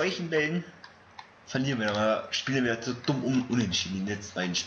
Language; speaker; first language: German; native; German